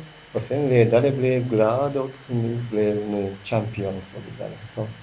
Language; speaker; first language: Swedish; non-native, learner; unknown